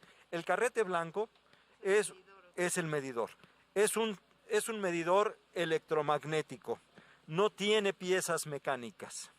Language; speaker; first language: Spanish; native; Spanish